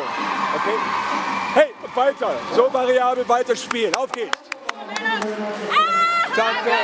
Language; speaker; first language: German; native; German